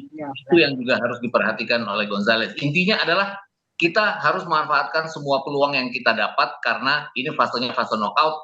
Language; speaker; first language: Indonesian; native; Indonesian